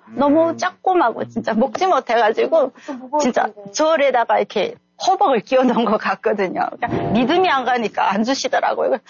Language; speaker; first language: Korean; native; Korean